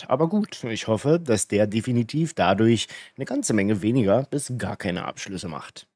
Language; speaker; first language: German; native; German